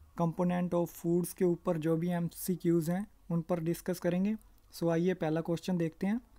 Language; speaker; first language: Hindi; non-native, local second language; Punjabi